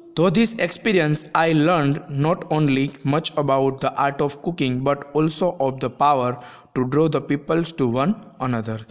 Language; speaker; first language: English; non-native, local second language; Gujarati